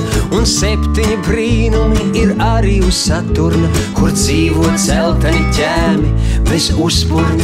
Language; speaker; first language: Latvian; native; Latvian